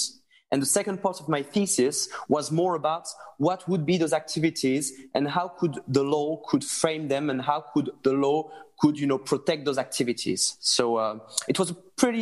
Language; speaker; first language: English; non-native, fluent; French